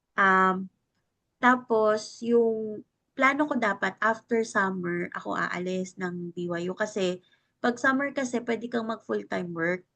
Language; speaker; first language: Filipino; native; Filipino